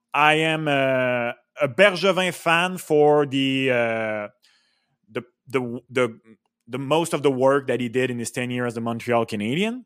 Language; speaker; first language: English; non-native, local second language; French